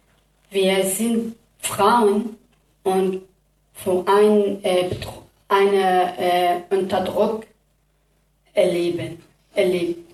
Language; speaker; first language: German; non-native, learner; Kurdish